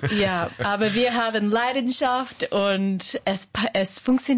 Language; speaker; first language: German; non-native, fluent; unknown